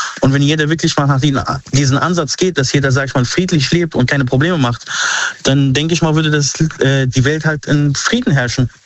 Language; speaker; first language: German; early bilingual, other home language; Arabic